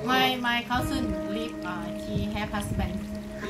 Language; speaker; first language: English; non-native, learner; Thai